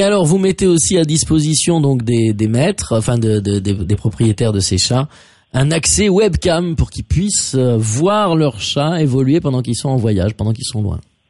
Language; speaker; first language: French; native; French